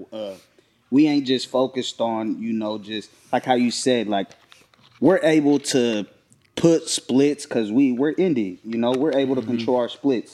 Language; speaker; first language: English; native; English